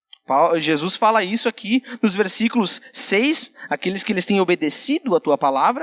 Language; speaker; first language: Portuguese; native; Portuguese